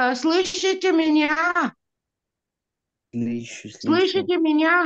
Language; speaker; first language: Russian; non-native, learner; Italian